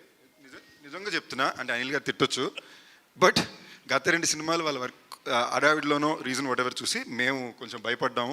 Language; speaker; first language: Telugu; native; Telugu